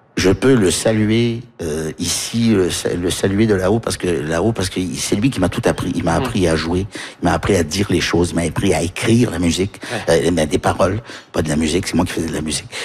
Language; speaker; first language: French; early bilingual, heritage; French